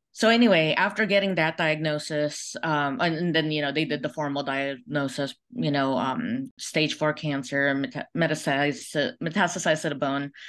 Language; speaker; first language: English; early bilingual, other home language; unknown